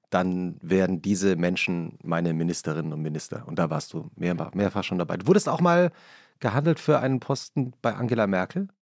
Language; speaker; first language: German; native; German